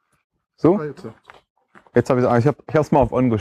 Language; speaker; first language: German; native; German